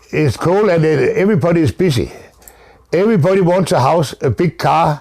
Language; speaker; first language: English; non-native, fluent; Danish